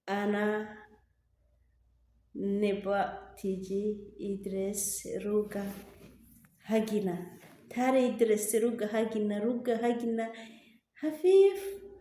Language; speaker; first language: Arabic; non-native, learner; Rundi